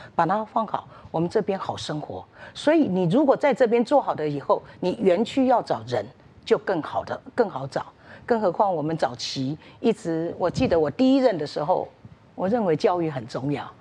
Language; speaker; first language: Chinese; native; Chinese